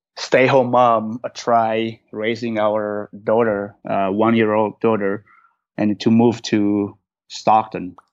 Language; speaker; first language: English; non-native, fluent; Indonesian